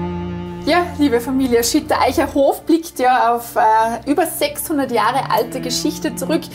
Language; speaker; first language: German; native; German